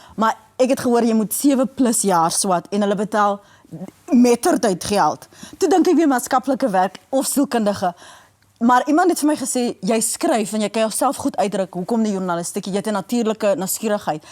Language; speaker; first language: Afrikaans; native; Afrikaans